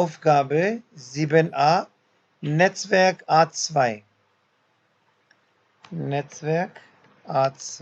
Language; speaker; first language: German; non-native, learner; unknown